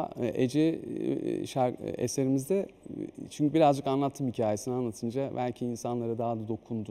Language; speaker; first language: Turkish; native; Turkish